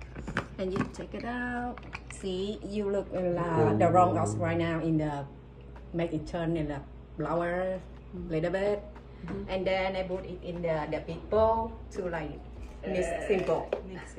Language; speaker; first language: English; non-native, learner; Vietnamese